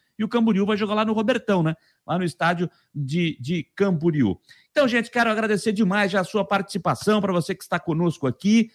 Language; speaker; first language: Portuguese; native; Portuguese